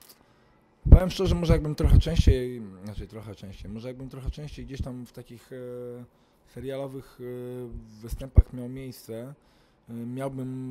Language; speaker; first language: Polish; native; Polish